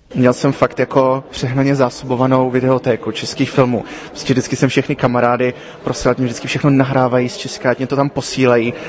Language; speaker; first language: Czech; early bilingual, heritage; Czech